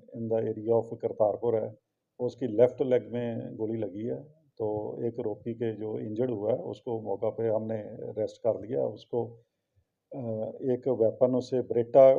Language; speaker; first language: Hindi; non-native, local second language; Punjabi